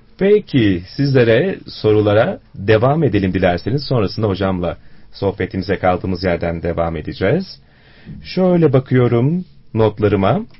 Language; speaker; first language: Turkish; native; Turkish